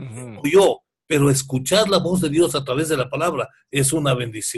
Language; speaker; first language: Spanish; native; Spanish